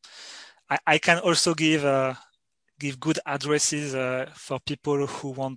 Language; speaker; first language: English; non-native, fluent; French